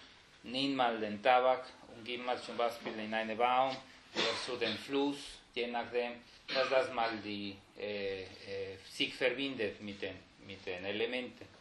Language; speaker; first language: German; non-native, fluent; Spanish